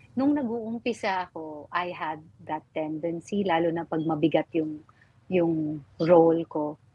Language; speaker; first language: Filipino; native; Filipino